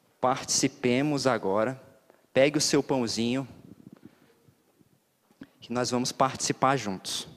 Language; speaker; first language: Portuguese; native; Portuguese